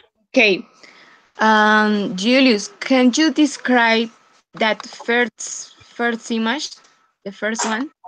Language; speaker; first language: English; non-native, fluent; Spanish